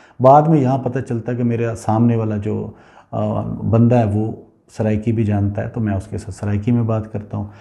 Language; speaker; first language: Urdu; non-native, local second language; Punjabi